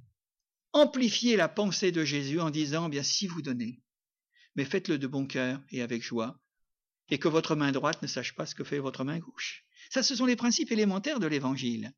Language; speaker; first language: French; native; French